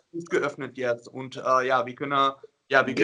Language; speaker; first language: German; non-native, learner; Dutch